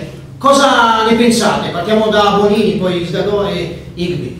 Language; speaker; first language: Italian; native; Italian